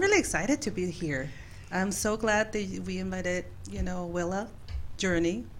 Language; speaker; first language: English; non-native, fluent; Spanish